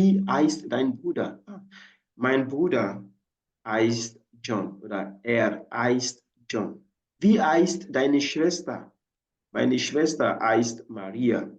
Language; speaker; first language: German; non-native, fluent; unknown